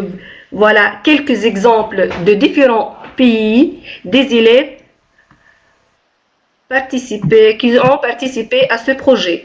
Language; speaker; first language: French; non-native, local second language; Arabic